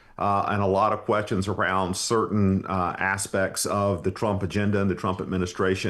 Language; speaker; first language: English; native; English